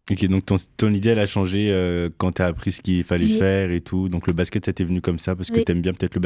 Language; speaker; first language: French; native; French